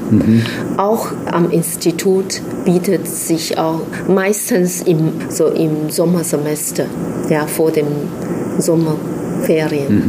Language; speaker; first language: German; non-native, fluent; Chinese